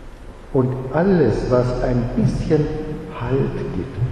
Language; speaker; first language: German; non-native, fluent; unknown